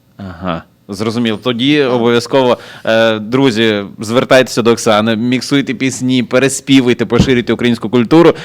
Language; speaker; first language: Ukrainian; native; Ukrainian